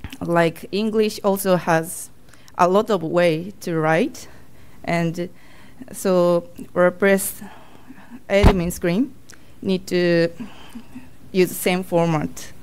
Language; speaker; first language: English; non-native, learner; Japanese